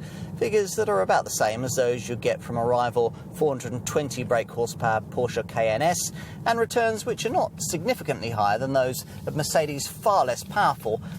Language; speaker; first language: English; native; English